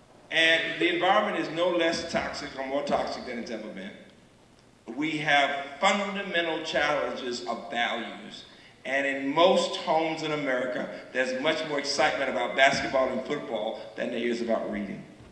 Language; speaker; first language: English; native; English